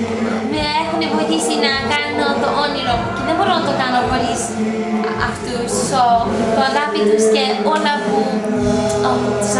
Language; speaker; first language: Greek; early bilingual, heritage; English